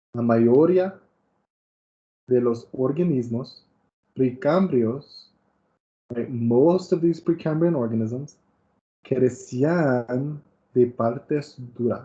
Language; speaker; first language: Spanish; non-native, learner; English